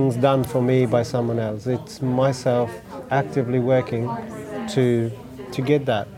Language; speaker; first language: English; non-native, fluent; Persian